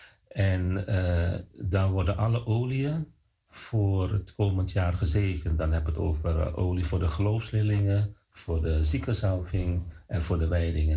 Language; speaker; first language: Dutch; non-native, fluent; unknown